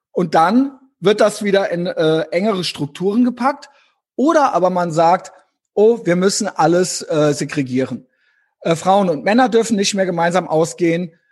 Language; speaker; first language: German; native; German